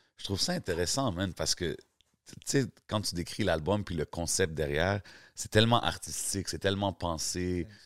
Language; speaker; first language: French; native; French